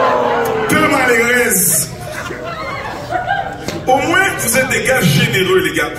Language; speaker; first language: French; native; French